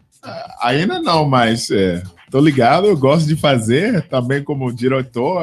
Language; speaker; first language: Portuguese; non-native, fluent; English